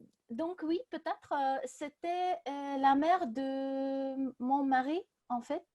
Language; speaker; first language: French; non-native, learner; Russian